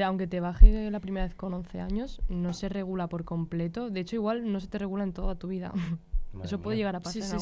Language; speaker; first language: Spanish; native; Spanish